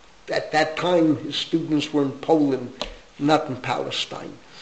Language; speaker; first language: English; native; English